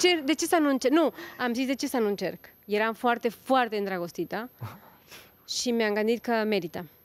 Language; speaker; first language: Romanian; non-native, fluent; Spanish